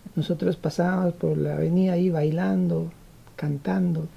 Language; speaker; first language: Spanish; native; Spanish